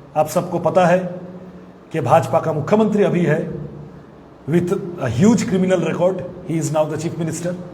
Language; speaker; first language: Hindi; non-native, local second language; Bangla